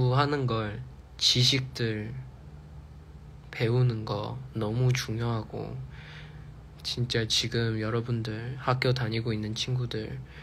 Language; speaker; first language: Korean; non-native, fluent; Chinese